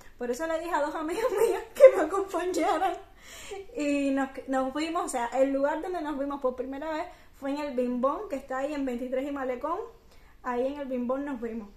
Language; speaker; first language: Spanish; native; Spanish